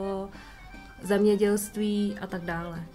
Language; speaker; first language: Czech; early bilingual, other home language; Vietnamese